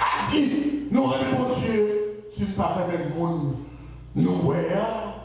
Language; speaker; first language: French; non-native, local second language; Haitian Creole